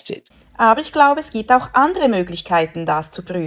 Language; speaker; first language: German; native; German